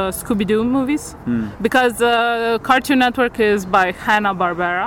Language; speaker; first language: English; non-native, fluent; Croatian